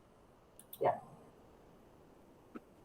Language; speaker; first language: English; non-native, learner; Indonesian